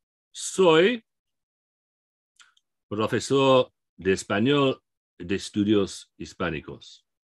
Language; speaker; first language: Spanish; non-native, fluent; English